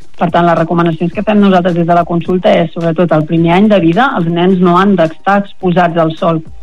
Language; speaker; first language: Catalan; native; Catalan